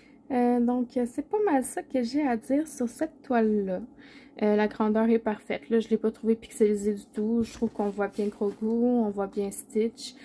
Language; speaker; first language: French; native; French